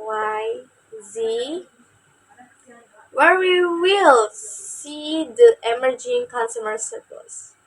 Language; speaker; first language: English; non-native, learner; Indonesian